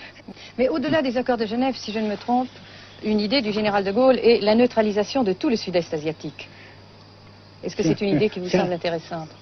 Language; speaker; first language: French; native; French